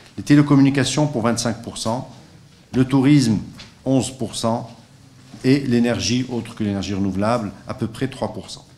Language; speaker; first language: French; non-native, local second language; Arabic